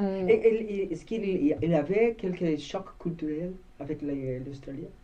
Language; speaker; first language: French; non-native, learner; Spanish